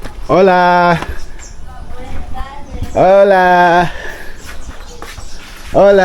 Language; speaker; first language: Spanish; non-native, learner; Filipino